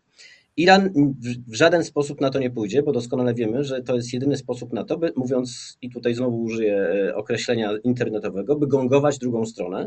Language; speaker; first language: Polish; native; Polish